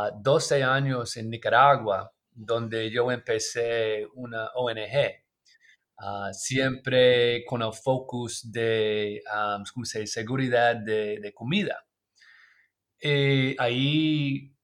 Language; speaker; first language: Spanish; non-native, learner; English